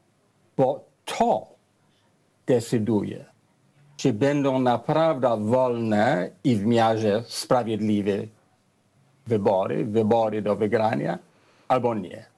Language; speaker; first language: Polish; non-native, fluent; English